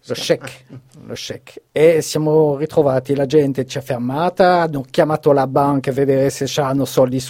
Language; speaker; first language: Italian; non-native, fluent; French